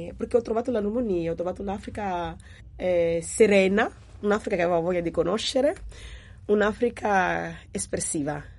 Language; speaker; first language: Italian; non-native, fluent; Portuguese